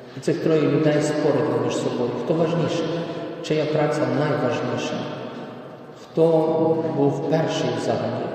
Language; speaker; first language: Ukrainian; non-native, fluent; Polish